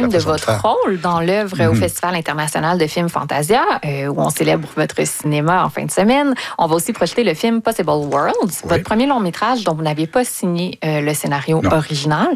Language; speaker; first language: French; native; French